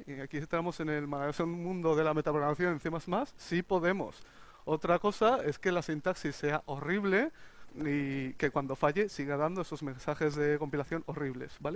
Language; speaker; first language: Spanish; native; Spanish